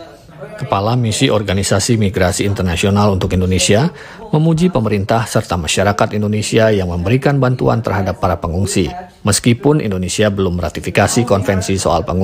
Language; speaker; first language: Indonesian; native; Indonesian